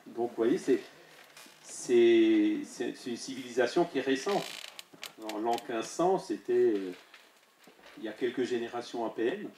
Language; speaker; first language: French; native; French